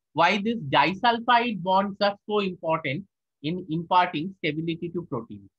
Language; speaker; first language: English; non-native, local second language; Bangla